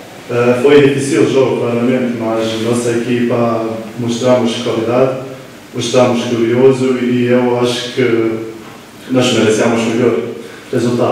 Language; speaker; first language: Portuguese; non-native, learner; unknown